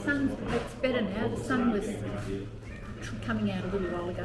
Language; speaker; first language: English; native; English